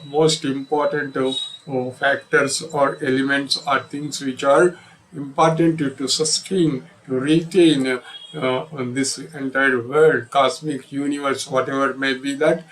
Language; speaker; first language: English; non-native, local second language; Telugu